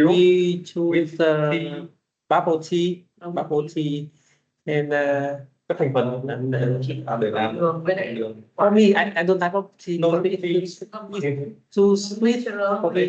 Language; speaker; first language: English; non-native, learner; Vietnamese